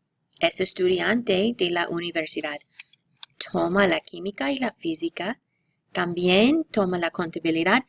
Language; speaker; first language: Spanish; non-native, fluent; English